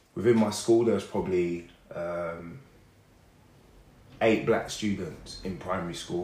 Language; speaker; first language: English; native; English